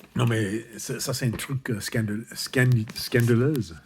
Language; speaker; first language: French; non-native, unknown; English